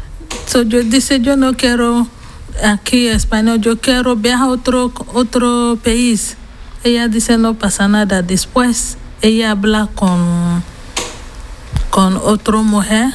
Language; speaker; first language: Spanish; non-native, learner; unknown